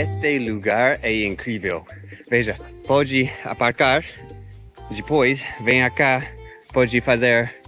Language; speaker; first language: Portuguese; non-native, fluent; English